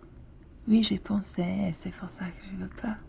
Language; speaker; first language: French; non-native, learner; English